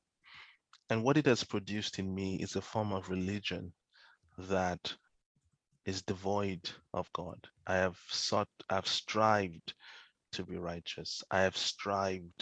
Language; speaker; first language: English; non-native, local second language; Yoruba